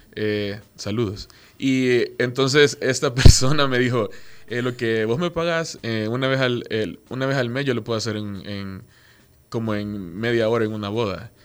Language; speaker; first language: Spanish; native; Spanish